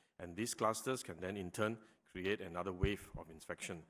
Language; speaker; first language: English; non-native, local second language; Chinese